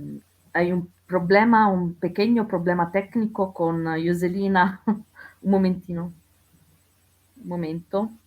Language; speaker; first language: Spanish; non-native, learner; Italian